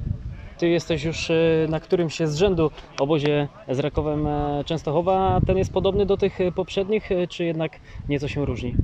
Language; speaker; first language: Polish; native; Polish